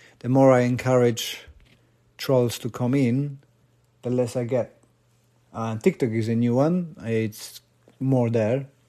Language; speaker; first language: English; non-native, fluent; Polish